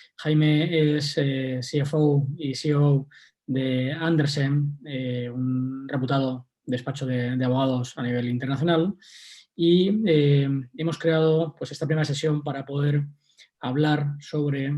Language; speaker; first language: Spanish; native; Spanish